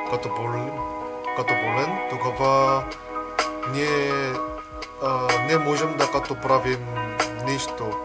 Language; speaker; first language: Bulgarian; non-native, learner; Korean